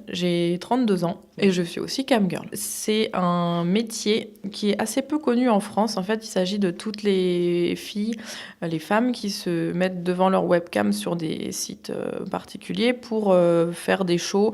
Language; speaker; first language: French; native; French